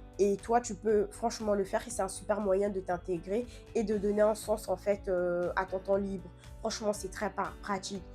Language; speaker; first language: French; non-native, fluent; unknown